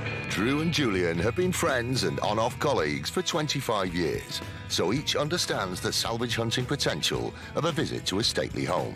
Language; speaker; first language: English; native; English